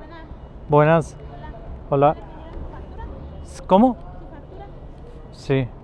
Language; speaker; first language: Spanish; non-native, learner; Urdu